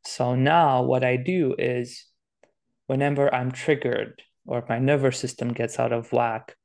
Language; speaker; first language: English; non-native, fluent; Romanian